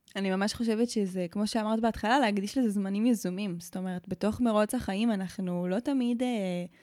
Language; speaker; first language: Hebrew; native; Hebrew